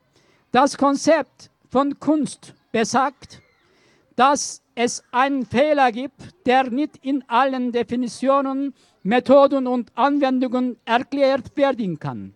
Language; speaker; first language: German; non-native, learner; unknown